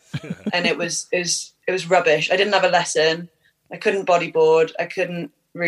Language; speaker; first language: English; native; English